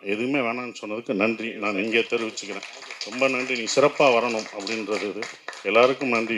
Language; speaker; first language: Tamil; native; Tamil